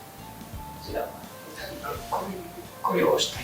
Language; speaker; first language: Japanese; non-native, fluent; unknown